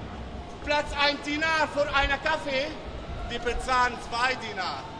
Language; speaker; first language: German; non-native, learner; Arabic